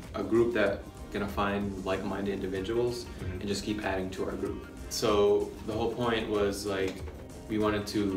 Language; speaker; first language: English; native; English